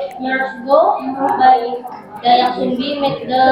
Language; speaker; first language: English; non-native, learner; Indonesian